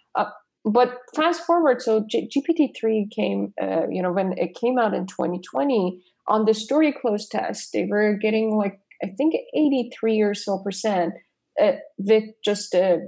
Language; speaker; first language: English; non-native, fluent; Persian